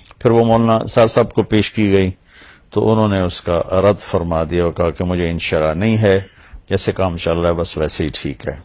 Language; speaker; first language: Urdu; non-native, local second language; Punjabi